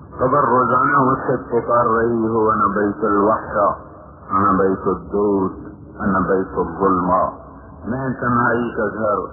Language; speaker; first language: Urdu; non-native, local second language; Punjabi